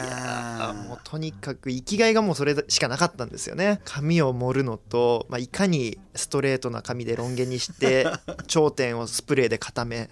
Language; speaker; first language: Japanese; native; Japanese